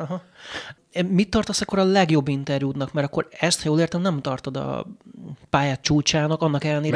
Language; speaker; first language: Hungarian; native; Hungarian